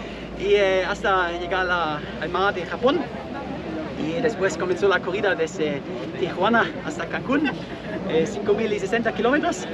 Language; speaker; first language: Spanish; non-native, fluent; German